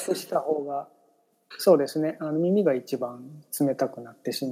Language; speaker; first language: Japanese; native; Japanese